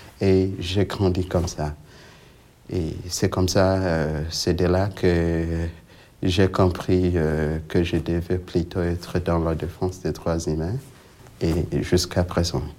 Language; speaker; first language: French; non-native, local second language; Swahili